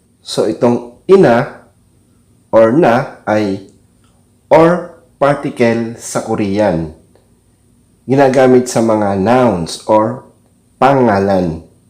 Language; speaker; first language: Filipino; native; Filipino